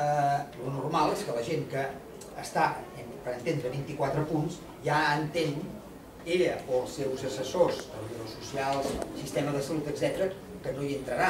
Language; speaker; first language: Catalan; native; Catalan